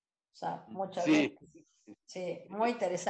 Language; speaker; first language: Portuguese; non-native, learner; Spanish